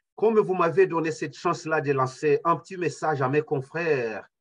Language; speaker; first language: French; non-native, local second language; Kinyarwanda